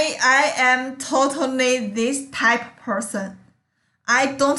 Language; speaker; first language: English; non-native, learner; Chinese